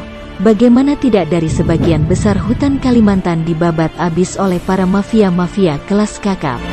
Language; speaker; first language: Indonesian; native; Indonesian